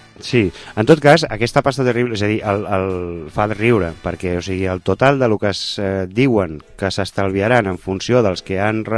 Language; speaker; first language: Catalan; non-native, local second language; Spanish